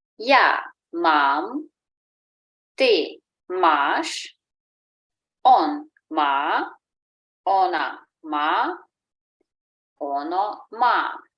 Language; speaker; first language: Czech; non-native, fluent; Ukrainian